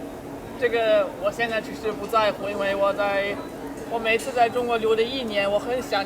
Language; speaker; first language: Chinese; non-native, fluent; German